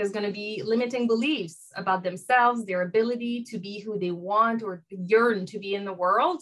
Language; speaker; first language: English; non-native, fluent; French